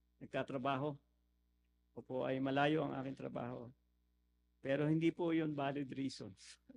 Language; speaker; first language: Filipino; native; Filipino